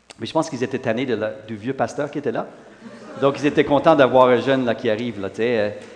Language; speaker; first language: French; non-native, local second language; English